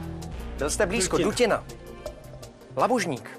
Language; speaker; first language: Czech; native; Czech